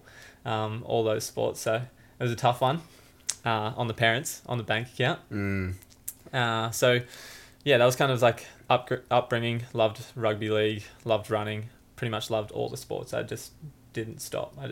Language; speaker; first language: English; native; English